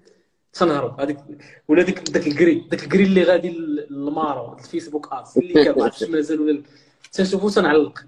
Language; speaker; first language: Arabic; native; Arabic